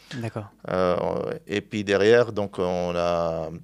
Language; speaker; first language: French; non-native, local second language; Arabic